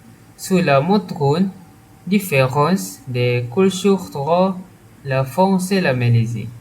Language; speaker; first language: French; non-native, learner; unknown